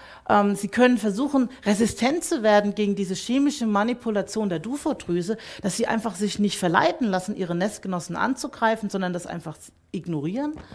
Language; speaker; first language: German; native; German